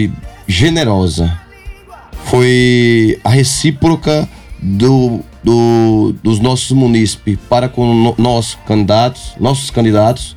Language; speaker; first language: Portuguese; native; Portuguese